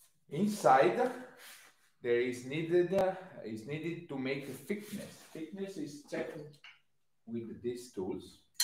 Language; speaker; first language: English; non-native, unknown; Italian